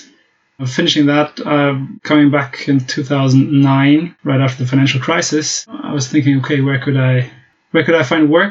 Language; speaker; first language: English; non-native, fluent; German